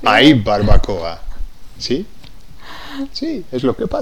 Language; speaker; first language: Spanish; non-native, fluent; English